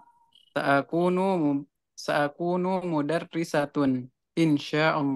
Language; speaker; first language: Arabic; non-native, learner; Indonesian